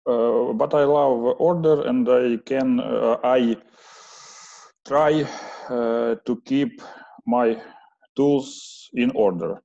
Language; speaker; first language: English; non-native, learner; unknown